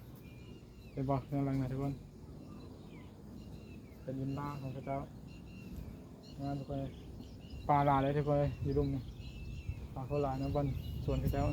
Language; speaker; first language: Thai; non-native, local second language; Northeastern Thai